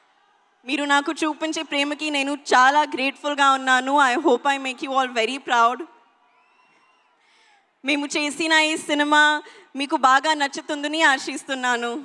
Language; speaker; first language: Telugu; non-native, local second language; Hindi